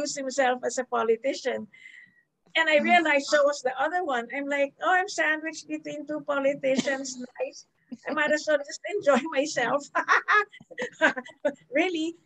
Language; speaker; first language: English; non-native, local second language; Filipino